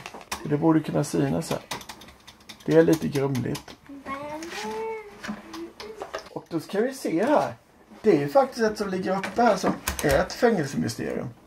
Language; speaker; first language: Swedish; native; Swedish